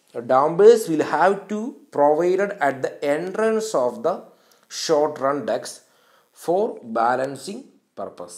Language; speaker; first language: English; non-native, local second language; Malayalam